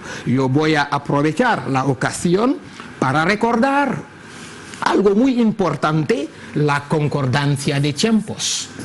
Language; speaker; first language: Spanish; non-native, fluent; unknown